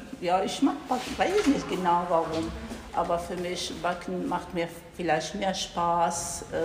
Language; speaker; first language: German; non-native, learner; Arabic